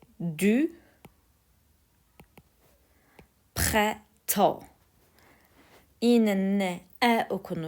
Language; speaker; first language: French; non-native, fluent; Turkish